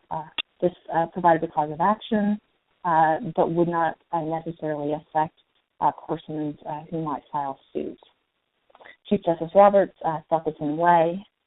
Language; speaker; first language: English; native; English